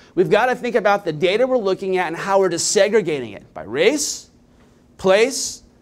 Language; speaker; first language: English; native; English